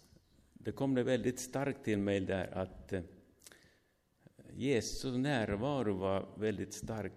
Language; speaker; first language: Swedish; non-native, fluent; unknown